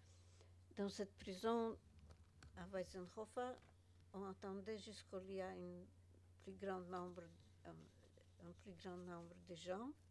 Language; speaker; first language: French; non-native, fluent; Polish